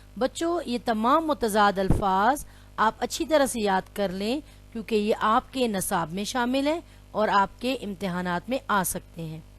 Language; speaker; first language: Urdu; non-native, local second language; Pashto